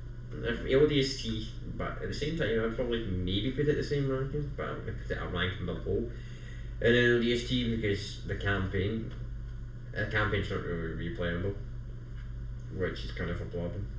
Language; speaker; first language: English; native; English